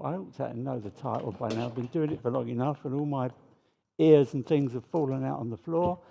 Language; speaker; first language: English; native; English